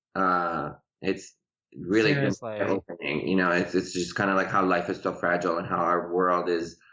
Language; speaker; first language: English; early bilingual, other home language; Persian